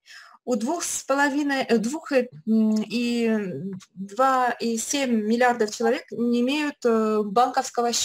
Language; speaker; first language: Russian; native; Russian